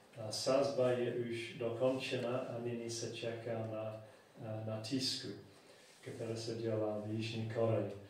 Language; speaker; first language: Czech; non-native, fluent; English